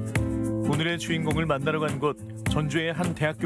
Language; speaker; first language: Korean; native; Korean